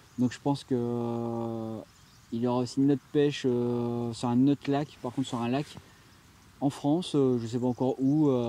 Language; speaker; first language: French; native; French